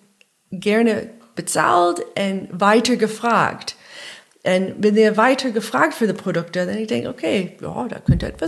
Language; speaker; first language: German; non-native, learner; English